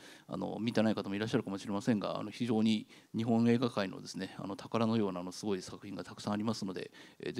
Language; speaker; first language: Japanese; native; Japanese